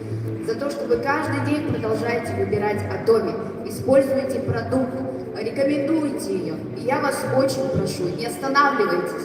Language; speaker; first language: Russian; native; Russian